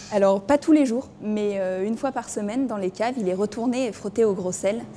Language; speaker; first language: French; native; French